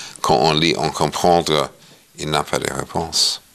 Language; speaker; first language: French; non-native, fluent; English